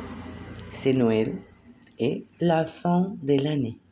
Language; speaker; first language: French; non-native, fluent; Spanish